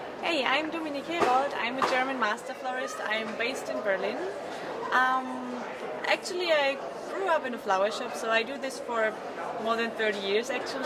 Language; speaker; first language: English; non-native, fluent; German